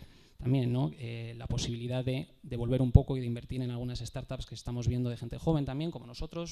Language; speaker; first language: Spanish; native; Spanish